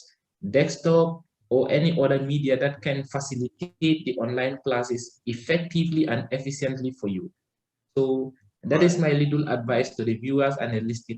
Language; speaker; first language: English; non-native, learner; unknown